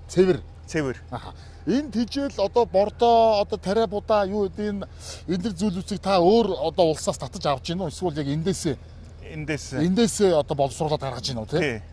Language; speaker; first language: Mongolian; native; Mongolian